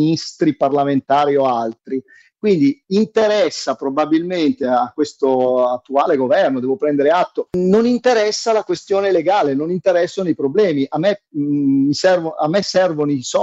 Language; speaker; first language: Italian; native; Italian